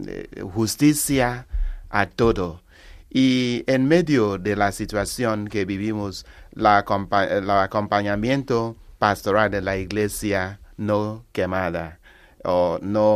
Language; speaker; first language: Spanish; non-native, learner; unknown